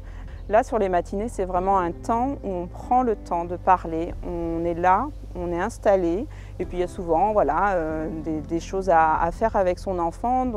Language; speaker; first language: French; native; French